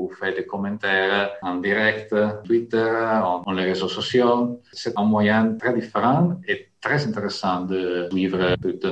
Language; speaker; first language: French; non-native, fluent; Italian